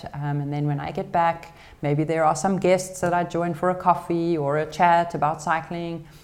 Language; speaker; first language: English; native; English